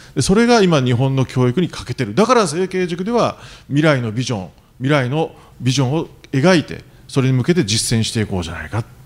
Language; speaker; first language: Japanese; native; Japanese